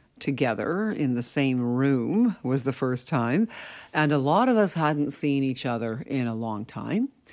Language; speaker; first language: English; early bilingual, other home language; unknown